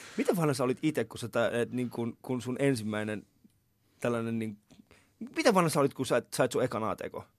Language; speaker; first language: Finnish; non-native, fluent; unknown